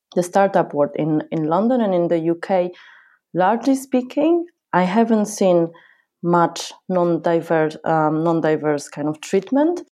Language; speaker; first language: English; non-native, fluent; Polish